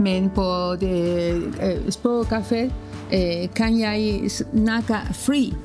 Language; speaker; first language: Danish; non-native, learner; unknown